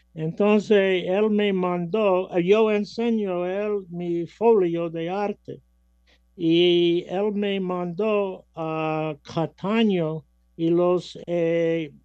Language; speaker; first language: Spanish; non-native, learner; English